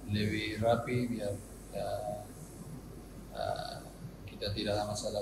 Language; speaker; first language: Indonesian; non-native, fluent; Spanish